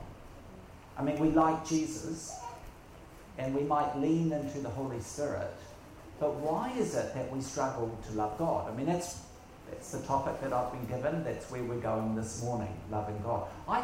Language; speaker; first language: English; native; English